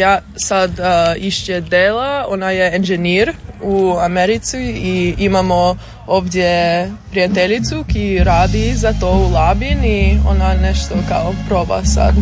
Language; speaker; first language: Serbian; early bilingual, heritage; English